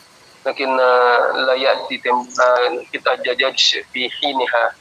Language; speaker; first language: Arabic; non-native, fluent; Indonesian